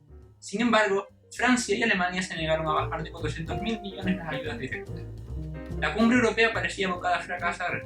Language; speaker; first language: Spanish; native; Spanish